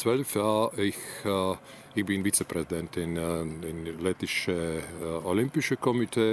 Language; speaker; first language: German; non-native, learner; Latvian